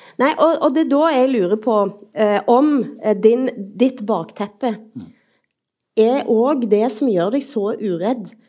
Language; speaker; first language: Norwegian; native; Norwegian